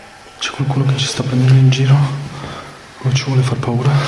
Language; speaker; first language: Italian; native; Italian